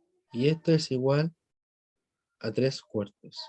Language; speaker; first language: Spanish; native; Spanish